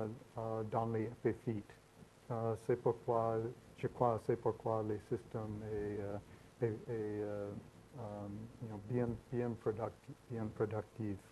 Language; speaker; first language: French; non-native, learner; English